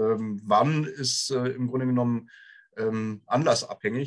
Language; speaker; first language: German; native; German